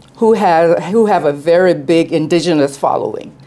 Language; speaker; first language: English; native; English